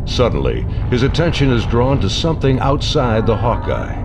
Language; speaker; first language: English; native; English